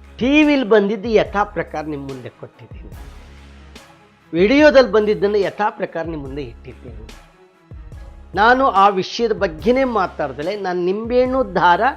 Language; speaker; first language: Kannada; native; Kannada